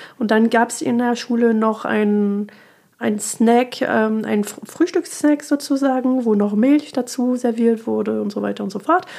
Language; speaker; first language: German; non-native, fluent; French